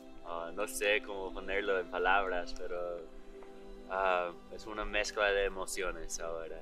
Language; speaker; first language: Spanish; early bilingual, heritage; English